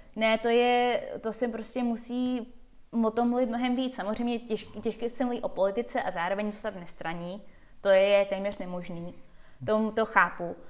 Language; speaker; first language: Czech; early bilingual, heritage; Czech